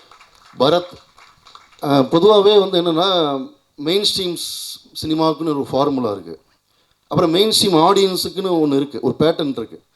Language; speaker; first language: Tamil; native; Tamil